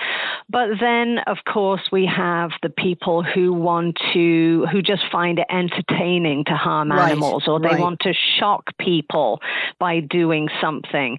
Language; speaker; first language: English; native; English